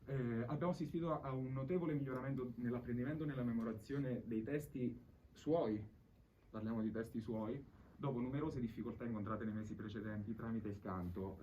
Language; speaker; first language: Italian; native; Italian